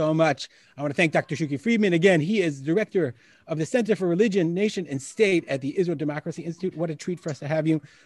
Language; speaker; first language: English; native; English